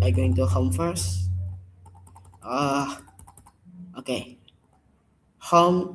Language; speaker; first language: English; non-native, learner; Indonesian